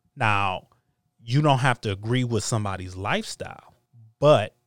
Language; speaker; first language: English; native; English